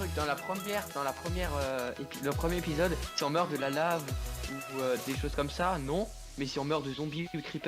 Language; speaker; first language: French; native; French